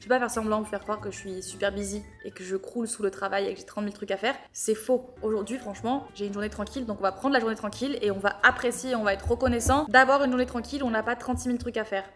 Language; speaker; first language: French; native; French